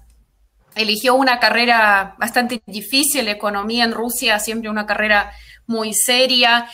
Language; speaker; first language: Spanish; non-native, fluent; Russian